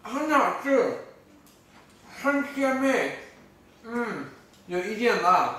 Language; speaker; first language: Chinese; non-native, learner; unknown